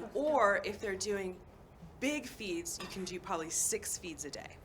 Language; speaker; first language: English; native; English